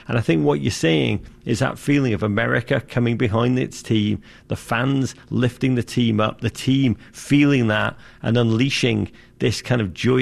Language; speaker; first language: English; native; English